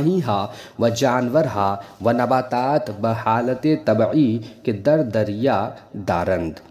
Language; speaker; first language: Persian; non-native, fluent; Urdu